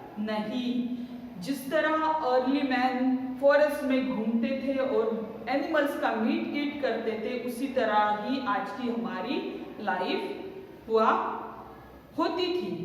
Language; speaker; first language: Hindi; non-native, local second language; Marathi